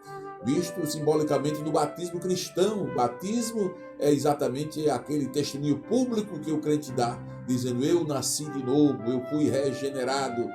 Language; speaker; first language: Portuguese; native; Portuguese